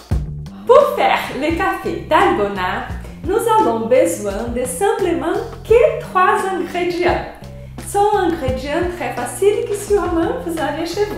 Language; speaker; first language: French; non-native, fluent; Portuguese